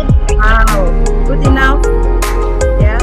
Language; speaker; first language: English; non-native, fluent; Indonesian